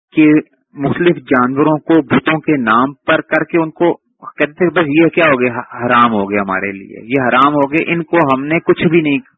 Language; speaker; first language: Urdu; native; Urdu